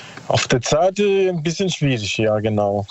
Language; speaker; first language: German; non-native, learner; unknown